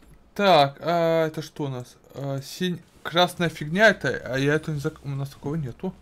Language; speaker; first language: Russian; native; Russian